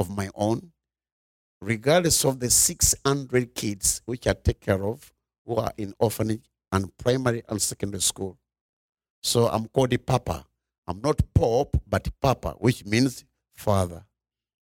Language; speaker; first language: English; non-native, local second language; Ganda